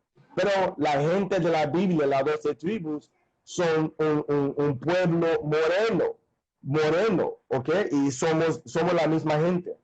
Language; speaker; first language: Spanish; non-native, fluent; English